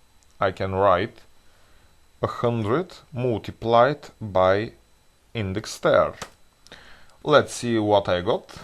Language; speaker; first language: English; non-native, fluent; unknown